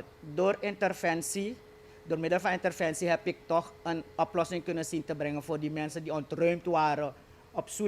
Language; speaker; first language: Dutch; native; Dutch